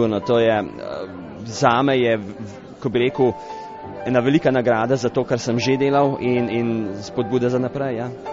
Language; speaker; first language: Slovenian; native; Slovenian